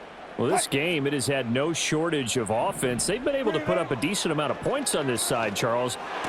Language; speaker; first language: English; native; English